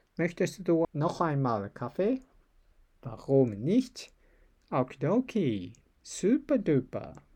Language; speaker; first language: German; non-native, learner; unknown